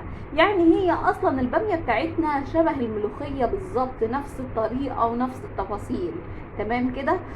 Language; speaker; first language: Arabic; native; Arabic